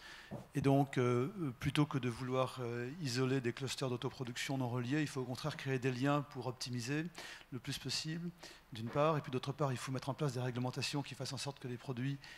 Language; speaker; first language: French; native; French